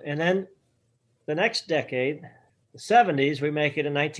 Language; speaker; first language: English; native; English